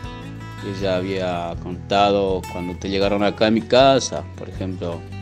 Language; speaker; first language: Spanish; non-native, local second language; Guarani